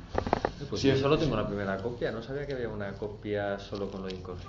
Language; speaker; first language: Spanish; native; Spanish